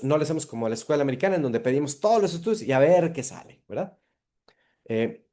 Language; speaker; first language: Spanish; native; Spanish